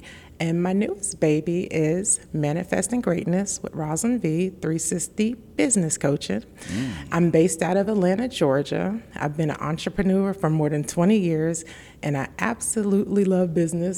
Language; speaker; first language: English; native; English